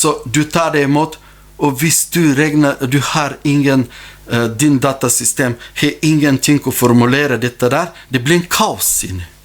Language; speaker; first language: Norwegian; non-native, fluent; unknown